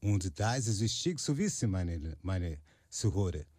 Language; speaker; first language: German; non-native, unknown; Portuguese